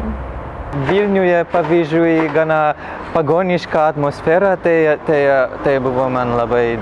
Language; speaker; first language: Lithuanian; non-native, learner; Finnish